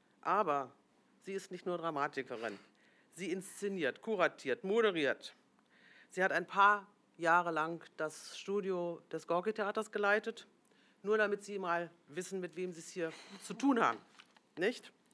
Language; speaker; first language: German; native; German